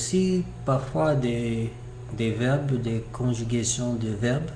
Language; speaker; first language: French; non-native, learner; English